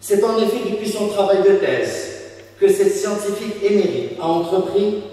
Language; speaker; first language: French; non-native, local second language; Arabic